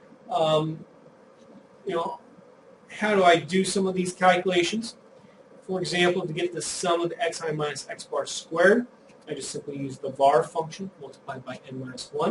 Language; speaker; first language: English; native; English